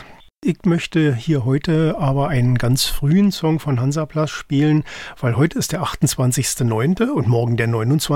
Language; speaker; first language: German; native; German